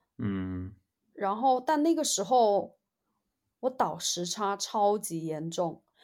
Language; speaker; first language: Chinese; native; Chinese